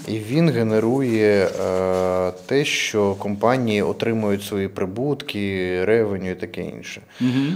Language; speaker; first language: Ukrainian; non-native, local second language; Russian